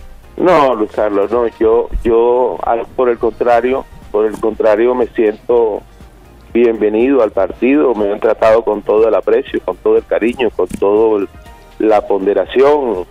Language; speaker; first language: Spanish; native; Spanish